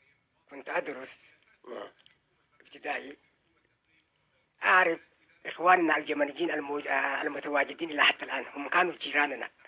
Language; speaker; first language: Arabic; non-native, fluent; Oromo